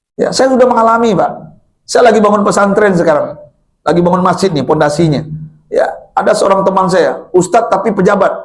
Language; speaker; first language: Indonesian; non-native, local second language; Minangkabau